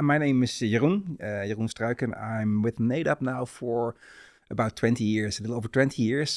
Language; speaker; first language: English; non-native, fluent; Dutch